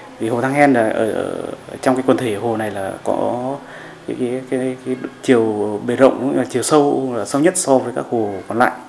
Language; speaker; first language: Vietnamese; native; Vietnamese